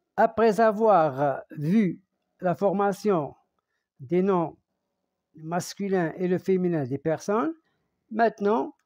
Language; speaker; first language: French; non-native, local second language; Arabic